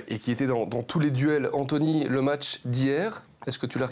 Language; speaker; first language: French; native; French